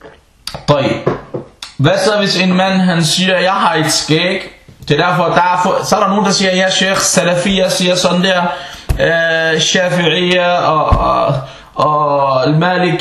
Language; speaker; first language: Danish; non-native, fluent; Arabic